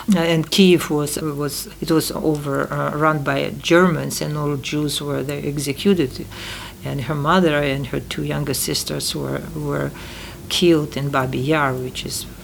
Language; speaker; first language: English; non-native, fluent; Uzbek